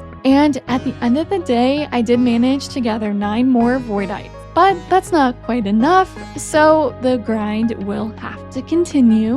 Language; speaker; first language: English; native; English